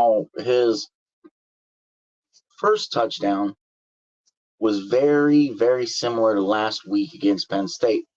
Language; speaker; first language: English; native; English